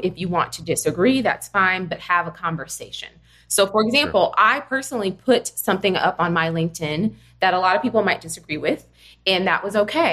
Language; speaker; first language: English; native; English